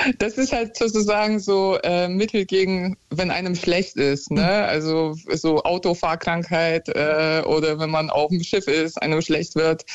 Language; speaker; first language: German; early bilingual, other home language; Polish